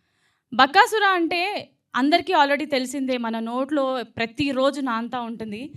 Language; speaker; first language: Telugu; native; Telugu